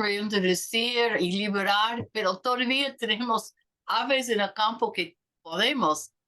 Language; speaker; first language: Spanish; non-native, learner; English